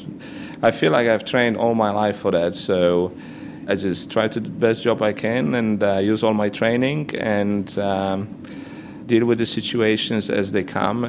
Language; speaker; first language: English; non-native, fluent; Polish